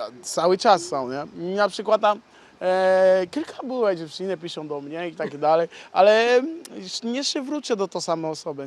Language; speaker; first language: Polish; non-native, learner; Portuguese